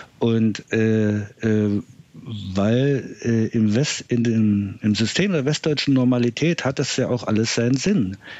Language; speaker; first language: German; native; German